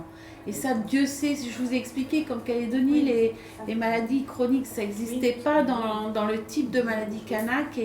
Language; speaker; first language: French; native; French